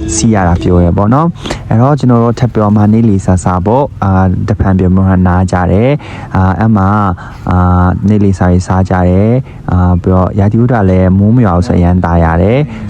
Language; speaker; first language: Burmese; non-native, local second language; Hakha Chin